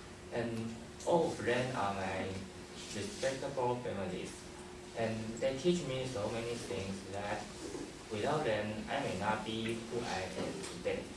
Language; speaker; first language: English; non-native, learner; Chinese